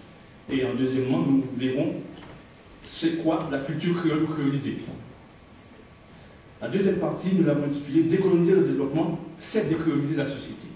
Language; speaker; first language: French; native; French